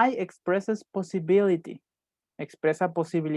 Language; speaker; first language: English; non-native, fluent; Spanish